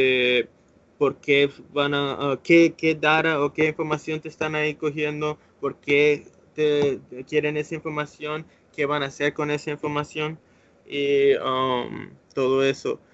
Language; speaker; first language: Spanish; early bilingual, heritage; English